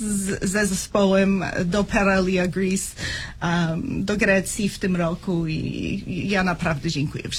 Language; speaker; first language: Polish; early bilingual, heritage; Polish